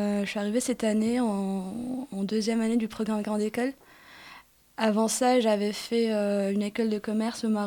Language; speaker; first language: French; non-native, local second language; Arabic